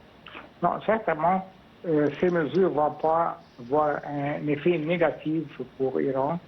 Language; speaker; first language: French; non-native, fluent; Arabic